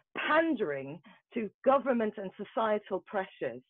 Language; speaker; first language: English; native; English